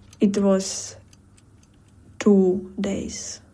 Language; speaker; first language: English; non-native, learner; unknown